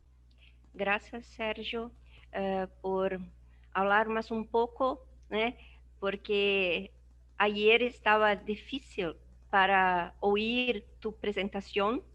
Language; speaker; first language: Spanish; non-native, learner; Portuguese